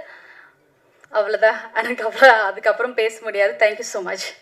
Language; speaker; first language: Tamil; non-native, learner; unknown